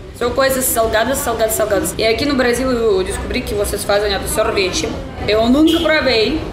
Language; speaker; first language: Portuguese; non-native, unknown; Russian